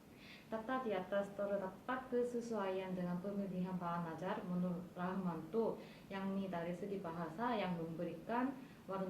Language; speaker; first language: Indonesian; non-native, fluent; Korean